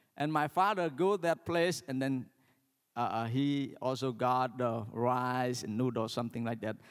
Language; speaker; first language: English; non-native, learner; Khmer